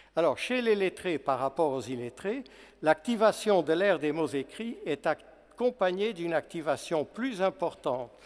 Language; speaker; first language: French; non-native, fluent; Portuguese